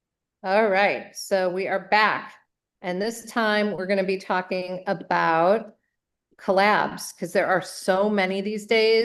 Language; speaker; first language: English; native; English